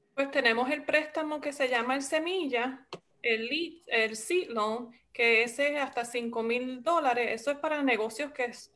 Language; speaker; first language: Spanish; early bilingual, heritage; Spanish